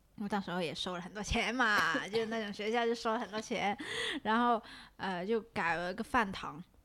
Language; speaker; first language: Chinese; non-native, local second language; Cantonese